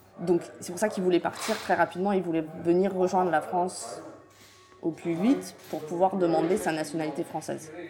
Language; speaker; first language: French; early bilingual, other home language; Polish